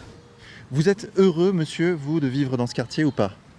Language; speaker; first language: French; native; French